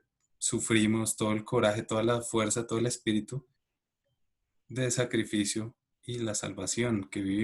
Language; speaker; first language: Spanish; native; Spanish